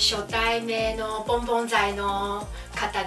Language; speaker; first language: Japanese; non-native, learner; Chinese